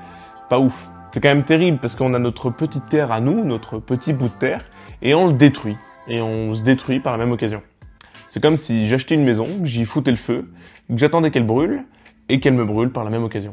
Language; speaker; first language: French; native; French